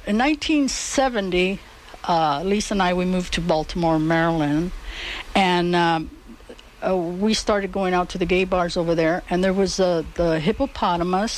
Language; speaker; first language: English; native; English